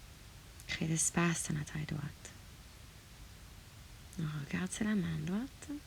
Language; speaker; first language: French; non-native, fluent; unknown